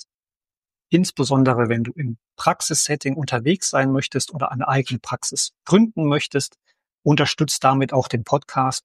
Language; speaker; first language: German; native; German